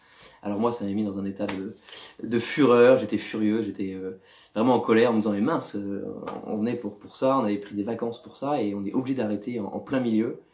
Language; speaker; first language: French; native; French